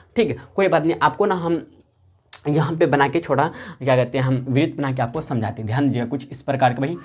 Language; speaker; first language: Hindi; native; Hindi